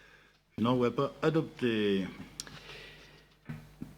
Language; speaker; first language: French; native; French